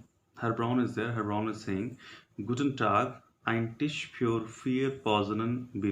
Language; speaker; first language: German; non-native, learner; Hindi